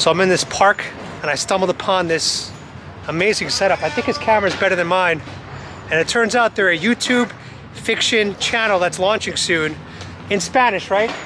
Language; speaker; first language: English; native; English